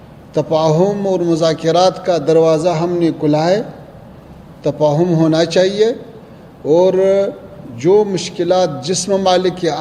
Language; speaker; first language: Hindi; non-native, learner; Pashto